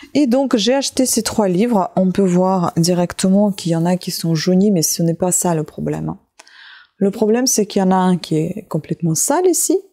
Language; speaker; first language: French; native; French